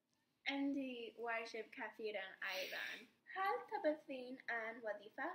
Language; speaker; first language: Arabic; non-native, learner; English